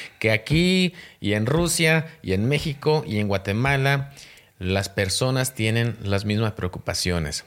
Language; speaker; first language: Spanish; native; Spanish